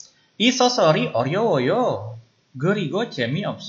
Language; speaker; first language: Korean; non-native, fluent; Indonesian